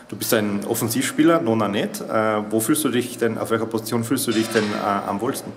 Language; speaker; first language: German; native; German